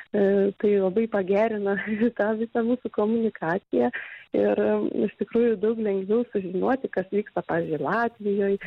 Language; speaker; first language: Lithuanian; native; Lithuanian